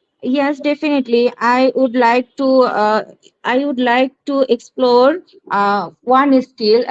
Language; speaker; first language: English; non-native, learner; Bangla